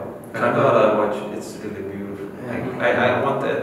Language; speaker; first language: English; non-native, fluent; Uzbek